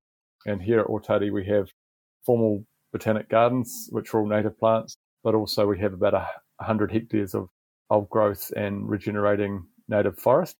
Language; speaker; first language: English; native; English